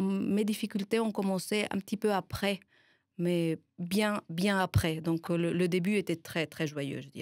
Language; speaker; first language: French; non-native, fluent; Spanish